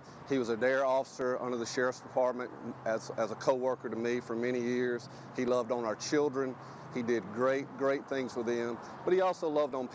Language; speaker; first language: English; native; English